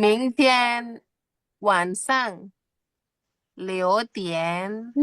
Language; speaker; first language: Chinese; non-native, learner; Indonesian